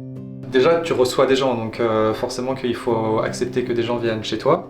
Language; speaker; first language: French; native; French